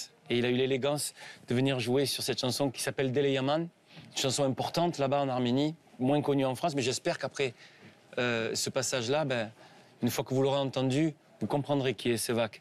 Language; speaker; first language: French; native; French